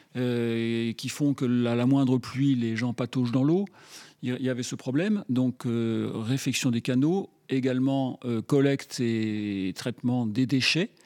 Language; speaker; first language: French; native; French